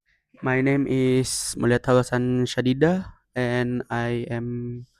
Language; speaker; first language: English; non-native, learner; Indonesian